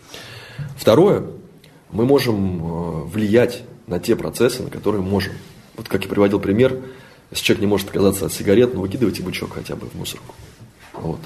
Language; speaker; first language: Russian; native; Russian